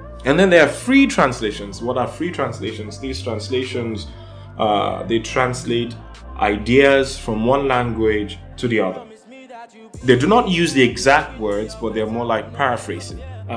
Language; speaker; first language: English; non-native, local second language; Yoruba